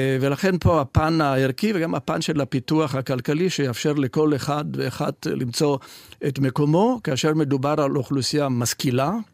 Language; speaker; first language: Hebrew; non-native, fluent; Italian